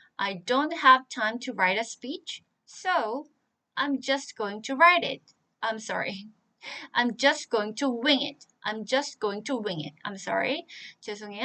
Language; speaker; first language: English; non-native, fluent; Korean